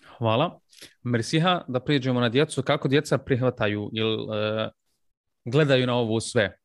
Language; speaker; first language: Croatian; early bilingual, heritage; Bosnian